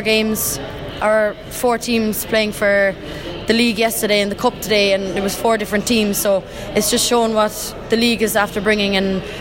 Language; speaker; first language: English; native; English